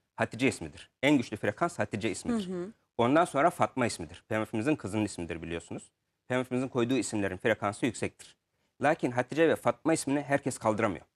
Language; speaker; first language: Turkish; native; Turkish